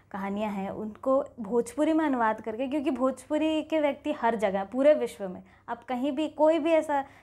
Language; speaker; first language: Hindi; native; Hindi